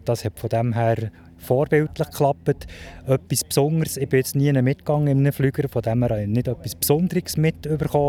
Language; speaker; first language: German; native; German